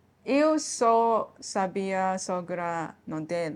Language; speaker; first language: Portuguese; non-native, learner; Japanese